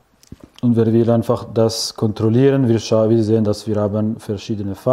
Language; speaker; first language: German; non-native, fluent; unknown